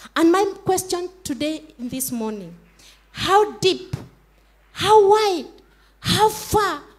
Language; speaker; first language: English; non-native, local second language; Swahili